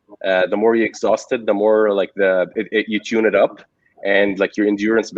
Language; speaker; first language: English; non-native, local second language; Arabic